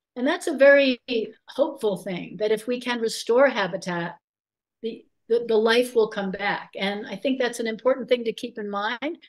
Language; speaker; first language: English; native; English